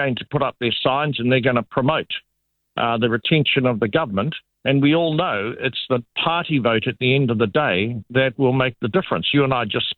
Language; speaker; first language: English; native; English